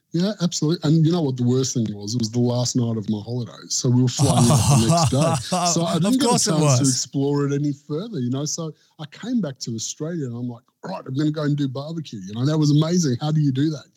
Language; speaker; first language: English; native; English